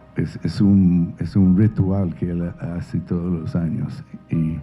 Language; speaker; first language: Spanish; non-native, fluent; English